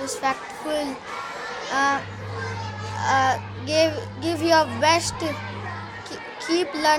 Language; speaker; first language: English; non-native, learner; Hindi